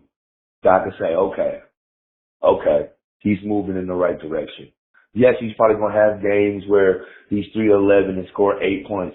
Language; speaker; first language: English; native; English